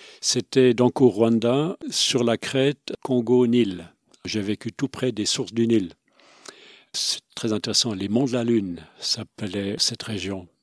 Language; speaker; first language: French; non-native, local second language; Swiss German